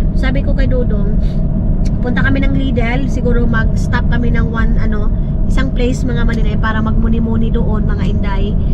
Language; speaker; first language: Filipino; non-native, local second language; Cebuano